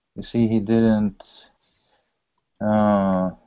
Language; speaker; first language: English; early bilingual, other home language; Polish